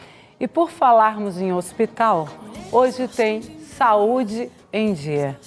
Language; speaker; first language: Portuguese; native; Portuguese